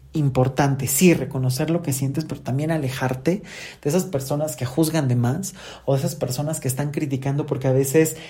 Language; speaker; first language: Spanish; native; Spanish